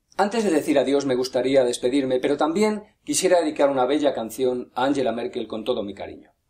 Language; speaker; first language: Spanish; native; Spanish